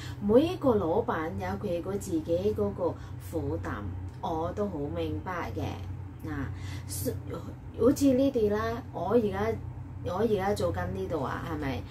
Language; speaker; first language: Cantonese; non-native, learner; Indonesian